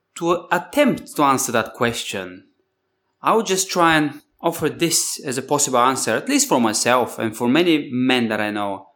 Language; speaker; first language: English; non-native, fluent; Bulgarian